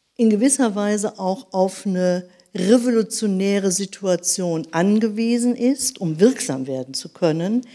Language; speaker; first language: German; native; German